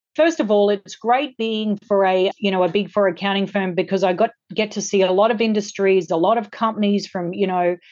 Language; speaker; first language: English; native; English